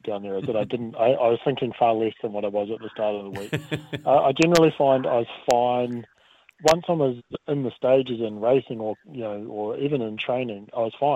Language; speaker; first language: English; native; English